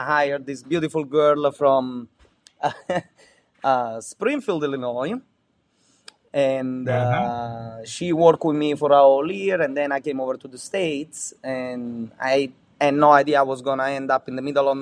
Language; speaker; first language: English; non-native, fluent; Italian